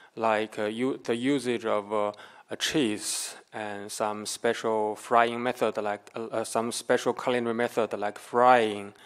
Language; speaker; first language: English; non-native, fluent; Chinese